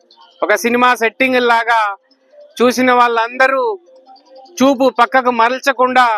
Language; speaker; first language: Telugu; native; Telugu